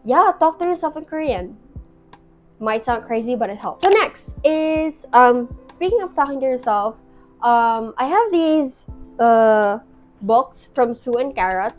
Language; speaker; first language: English; non-native, local second language; Filipino